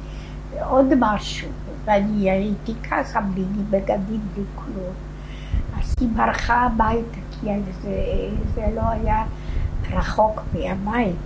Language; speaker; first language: Hebrew; non-native, fluent; Polish